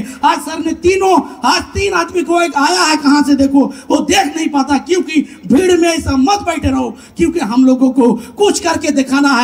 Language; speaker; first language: Hindi; non-native, local second language; Bangla